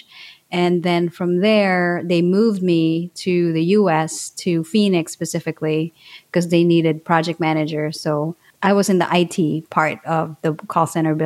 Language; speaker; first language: English; non-native, local second language; Filipino